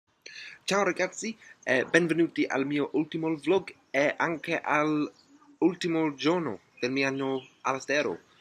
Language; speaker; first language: Italian; non-native, learner; English